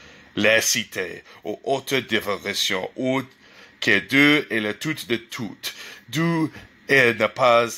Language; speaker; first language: French; non-native, learner; English